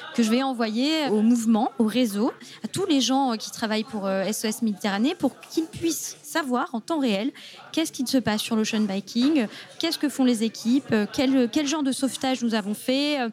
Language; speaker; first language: French; native; French